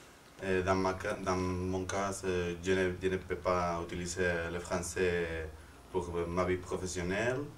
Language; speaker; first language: French; non-native, fluent; Spanish